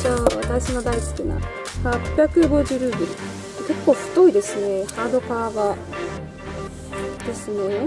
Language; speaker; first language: Japanese; non-native, fluent; Russian